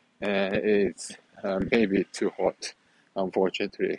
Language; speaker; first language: English; non-native, fluent; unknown